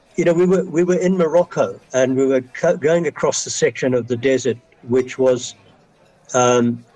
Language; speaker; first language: English; native; English